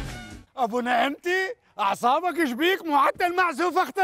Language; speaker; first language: Arabic; native; Arabic